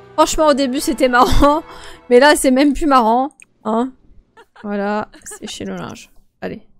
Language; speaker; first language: French; native; French